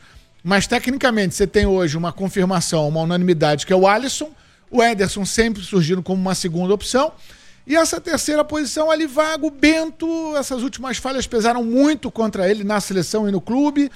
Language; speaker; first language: Portuguese; native; Portuguese